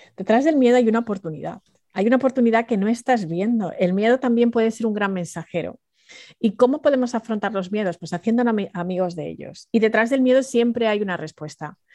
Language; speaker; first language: Spanish; early bilingual, other home language; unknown